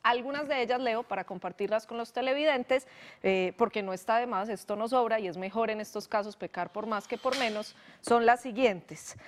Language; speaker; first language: Spanish; native; Spanish